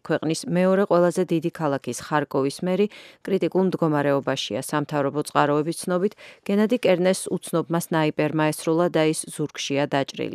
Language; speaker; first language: Georgian; native; Georgian